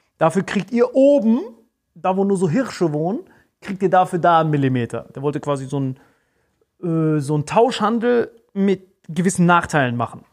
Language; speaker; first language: German; native; German